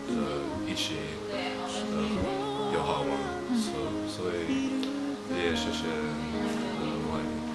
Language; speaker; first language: Chinese; early bilingual, heritage; Chinese